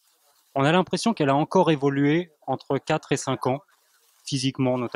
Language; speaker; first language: French; native; French